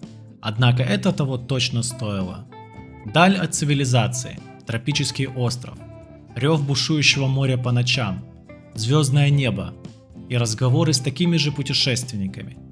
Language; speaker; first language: Russian; native; Russian